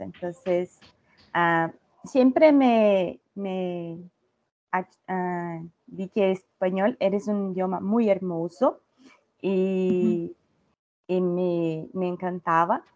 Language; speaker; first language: Spanish; non-native, learner; Portuguese